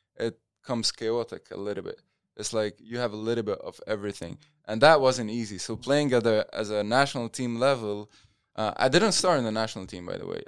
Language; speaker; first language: English; non-native, fluent; Arabic